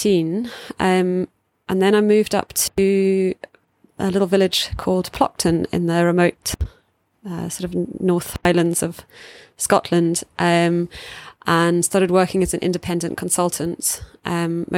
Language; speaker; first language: English; native; English